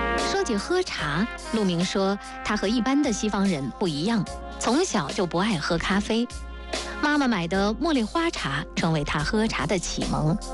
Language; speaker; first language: Chinese; native; Chinese